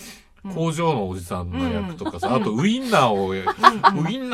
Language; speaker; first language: Japanese; native; Japanese